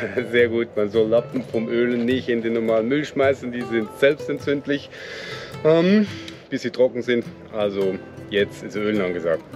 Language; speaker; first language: German; native; German